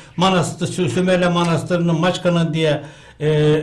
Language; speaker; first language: Turkish; native; Turkish